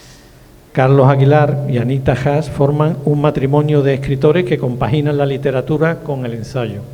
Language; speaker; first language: Spanish; native; Spanish